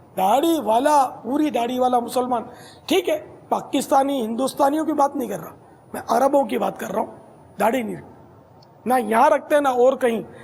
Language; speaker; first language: Urdu; non-native, local second language; Memoni